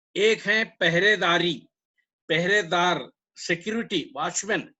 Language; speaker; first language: Hindi; non-native, local second language; Kannada